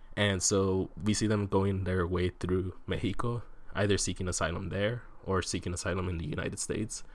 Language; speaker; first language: English; native; English